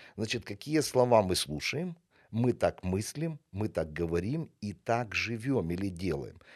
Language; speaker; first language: Russian; non-native, local second language; Ukrainian